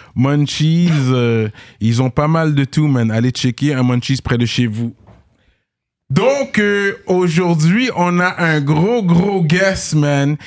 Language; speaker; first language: French; native; French